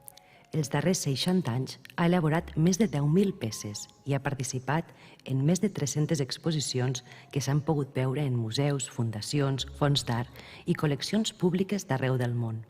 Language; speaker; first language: Catalan; native; Catalan